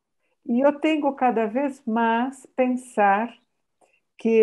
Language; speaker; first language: Spanish; non-native, fluent; Portuguese